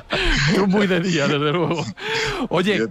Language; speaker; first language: Spanish; native; Spanish